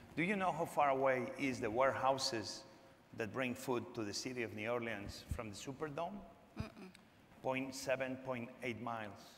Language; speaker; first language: English; non-native, fluent; Spanish